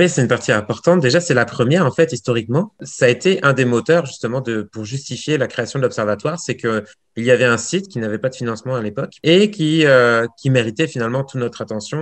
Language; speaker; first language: French; native; French